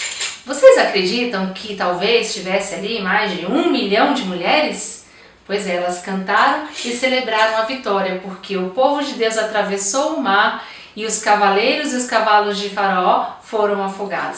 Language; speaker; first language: Portuguese; native; Portuguese